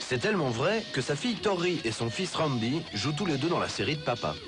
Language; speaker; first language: French; native; French